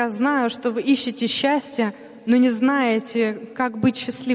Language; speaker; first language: Russian; native; Russian